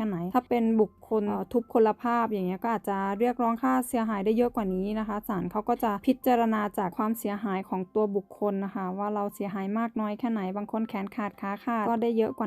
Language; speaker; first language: Thai; native; Thai